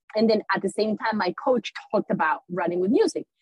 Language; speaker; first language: English; early bilingual, other home language; Spanish